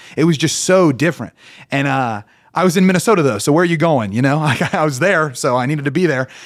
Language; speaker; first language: English; native; English